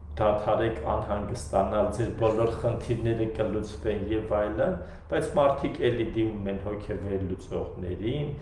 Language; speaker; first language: Armenian; native; Armenian